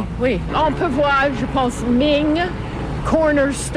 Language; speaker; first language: French; non-native, fluent; English